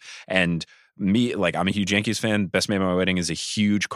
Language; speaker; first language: English; native; English